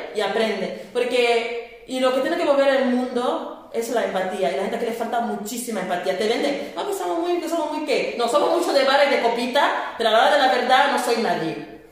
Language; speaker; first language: Spanish; non-native, fluent; Portuguese